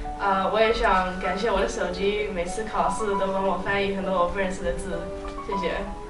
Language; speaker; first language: Chinese; early bilingual, heritage; Chinese